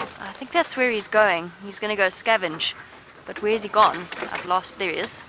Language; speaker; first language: English; native; English